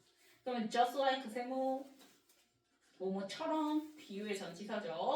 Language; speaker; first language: Korean; native; Korean